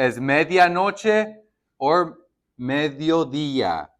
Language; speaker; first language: Spanish; non-native, fluent; English